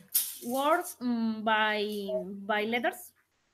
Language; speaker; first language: English; non-native, learner; Spanish